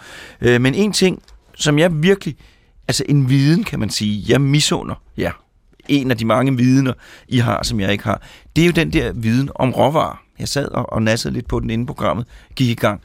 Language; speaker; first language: Danish; native; Danish